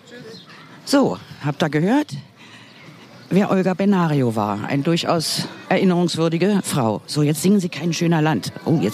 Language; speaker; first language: German; native; German